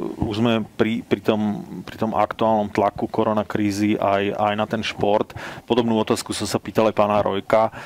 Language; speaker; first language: Slovak; native; Slovak